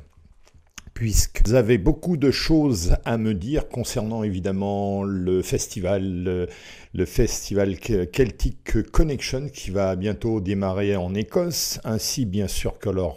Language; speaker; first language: French; native; French